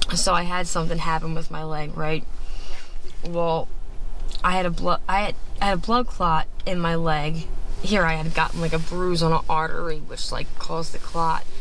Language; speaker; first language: English; native; English